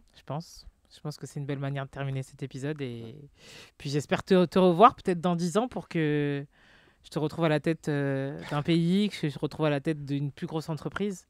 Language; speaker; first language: French; native; French